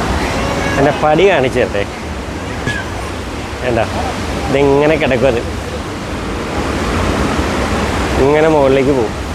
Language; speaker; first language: Malayalam; native; Malayalam